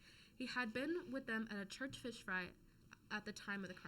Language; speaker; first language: English; native; English